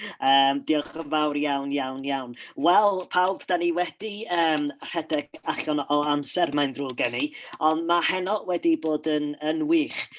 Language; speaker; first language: Welsh; non-native, local second language; English